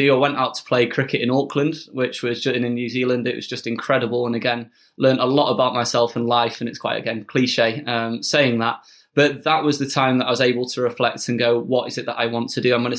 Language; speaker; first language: English; native; English